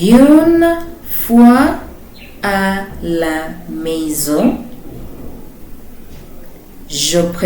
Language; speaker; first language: French; non-native, fluent; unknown